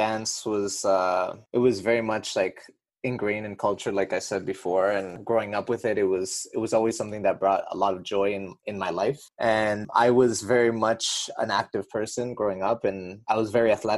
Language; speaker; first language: English; native; English